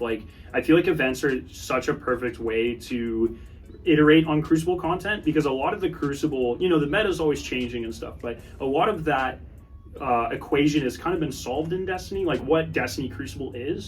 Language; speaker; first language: English; native; English